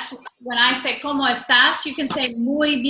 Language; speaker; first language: Spanish; non-native, fluent; English